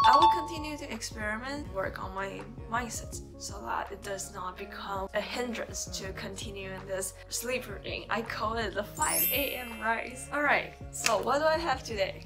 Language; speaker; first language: English; early bilingual, other home language; Chinese